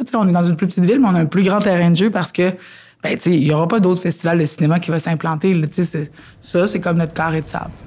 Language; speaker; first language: French; native; French